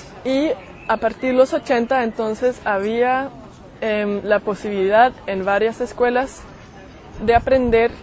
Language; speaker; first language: Spanish; non-native, fluent; German